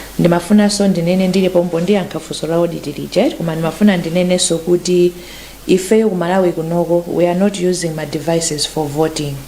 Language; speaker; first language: Nyanja; native; Nyanja